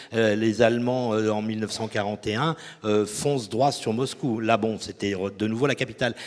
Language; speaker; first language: French; native; French